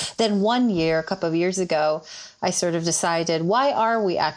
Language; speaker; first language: English; non-native, fluent; Hebrew